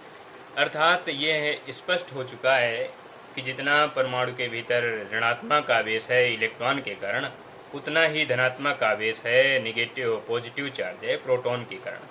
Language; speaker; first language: Hindi; native; Hindi